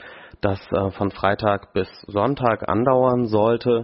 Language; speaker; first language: German; native; German